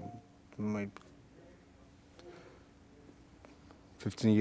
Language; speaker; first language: English; non-native, learner; Russian